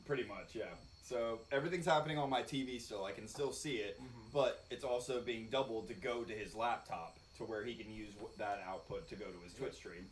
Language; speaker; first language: English; native; English